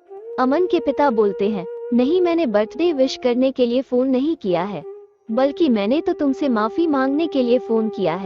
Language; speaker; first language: Hindi; native; Hindi